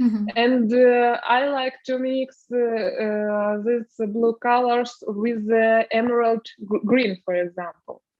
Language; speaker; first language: English; non-native, learner; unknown